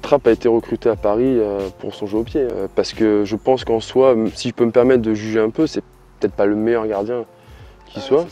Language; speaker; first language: French; native; French